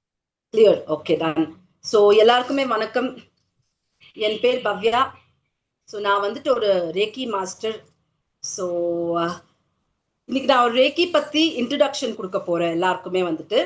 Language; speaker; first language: Tamil; native; Tamil